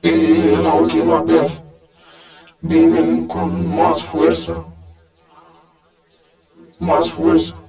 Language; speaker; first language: Spanish; non-native, learner; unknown